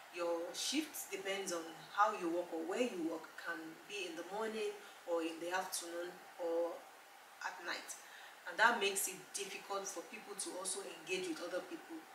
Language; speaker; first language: English; non-native, local second language; Yoruba